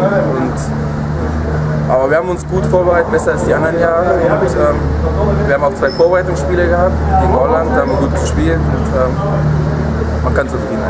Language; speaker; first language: German; non-native, fluent; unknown